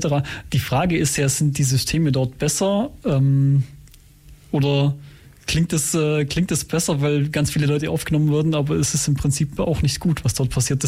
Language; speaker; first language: German; native; German